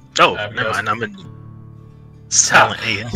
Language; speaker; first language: English; native; English